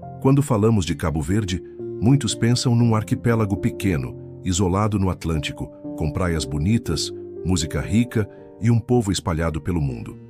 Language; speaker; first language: Portuguese; non-native, local second language; Kabuverdianu